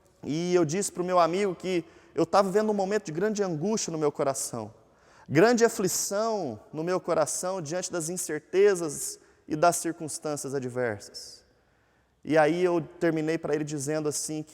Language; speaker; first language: Portuguese; native; Portuguese